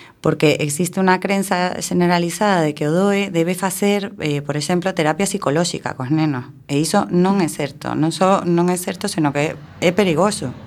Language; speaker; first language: Galician; non-native, local second language; Spanish